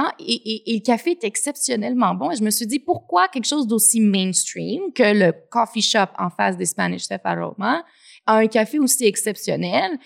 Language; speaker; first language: French; native; French